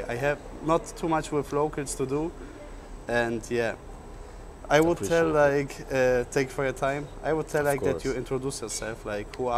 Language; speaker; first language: English; non-native, learner; German